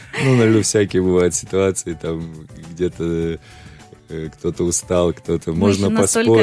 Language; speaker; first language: Russian; native; Russian